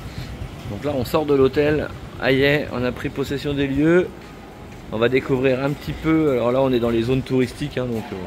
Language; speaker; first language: French; native; French